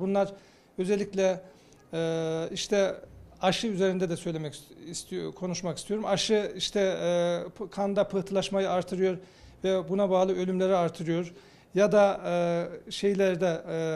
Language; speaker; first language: Turkish; native; Turkish